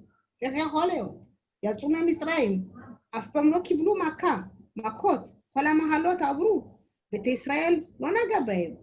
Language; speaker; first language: Hebrew; non-native, learner; Amharic